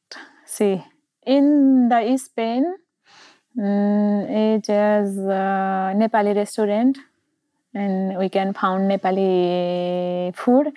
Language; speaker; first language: English; non-native, learner; Nepali